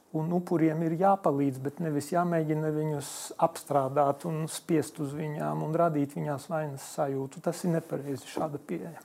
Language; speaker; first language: Latvian; non-native, local second language; Polish